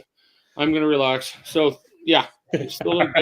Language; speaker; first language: English; native; English